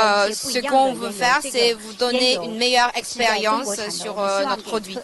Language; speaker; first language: French; non-native, fluent; Chinese